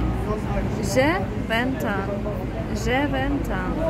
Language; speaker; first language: French; non-native, learner; Hungarian